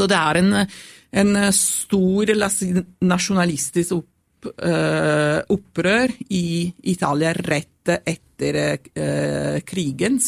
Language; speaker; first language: Norwegian; non-native, fluent; Italian